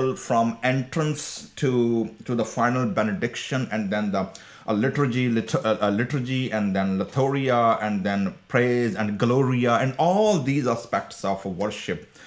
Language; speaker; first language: English; non-native, local second language; Punjabi